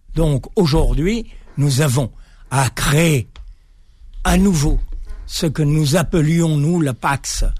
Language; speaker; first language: French; native; French